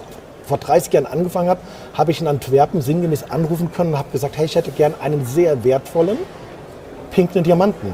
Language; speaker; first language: German; native; German